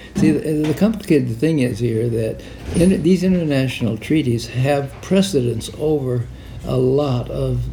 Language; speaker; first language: English; native; English